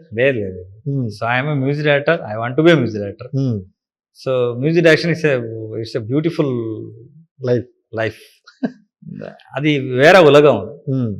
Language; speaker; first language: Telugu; non-native, learner; Kannada